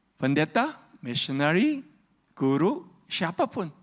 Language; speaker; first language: Indonesian; non-native, fluent; Korean